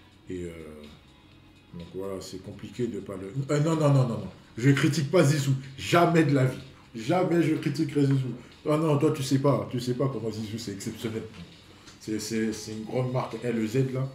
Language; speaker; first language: French; native; French